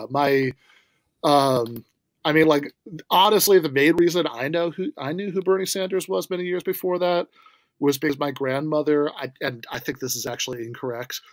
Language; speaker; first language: English; native; English